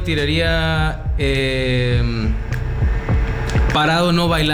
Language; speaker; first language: Spanish; native; Spanish